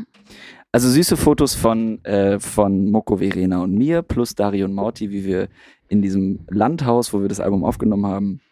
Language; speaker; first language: German; native; German